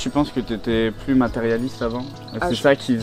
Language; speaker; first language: French; native; French